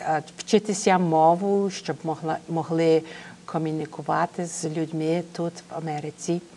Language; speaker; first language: Ukrainian; early bilingual, heritage; English